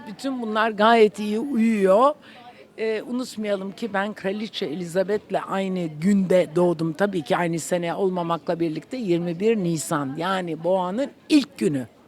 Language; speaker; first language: Turkish; native; Turkish